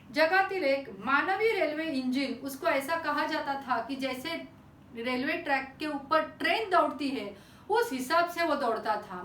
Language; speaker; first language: Hindi; non-native, local second language; Marathi